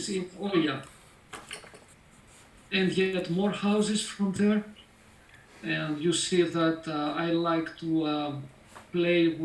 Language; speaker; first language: English; non-native, fluent; Greek